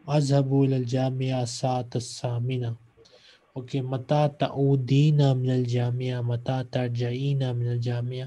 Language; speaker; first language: Arabic; non-native, fluent; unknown